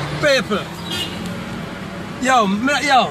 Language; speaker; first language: English; native; English